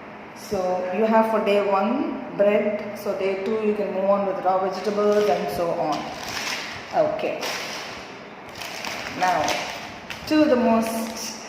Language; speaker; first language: English; non-native, local second language; Tamil